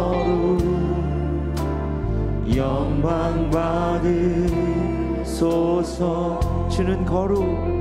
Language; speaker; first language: Korean; native; Korean